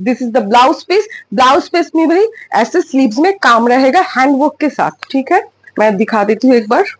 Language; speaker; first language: Hindi; non-native, local second language; Bangla